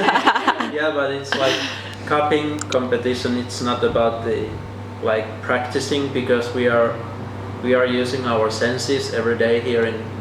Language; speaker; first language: English; non-native, fluent; Finnish